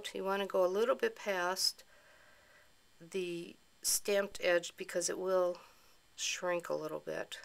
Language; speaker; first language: English; native; English